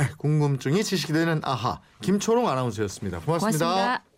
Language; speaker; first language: Korean; native; Korean